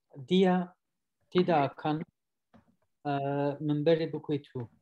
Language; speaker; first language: Indonesian; non-native, learner; Turkish